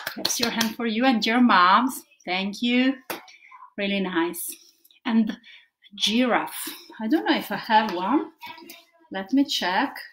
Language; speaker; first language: English; non-native, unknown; Italian